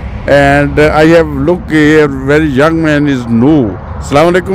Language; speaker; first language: English; non-native, learner; Urdu